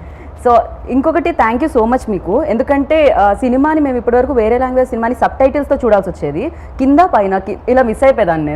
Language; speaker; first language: Telugu; native; Telugu